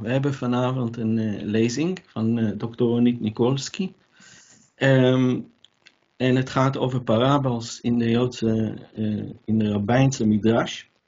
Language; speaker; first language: Dutch; native; Dutch